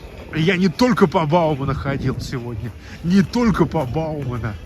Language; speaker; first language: Russian; native; Russian